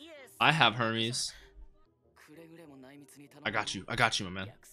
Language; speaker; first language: English; native; English